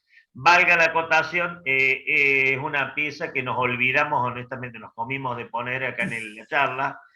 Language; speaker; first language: Spanish; native; Spanish